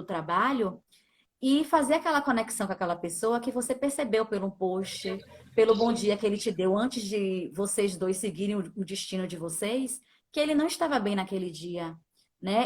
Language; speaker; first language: Portuguese; native; Portuguese